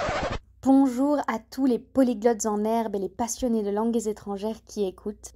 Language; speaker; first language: French; native; French